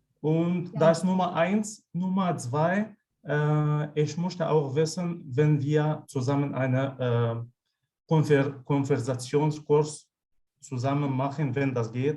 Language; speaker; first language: German; non-native, learner; Arabic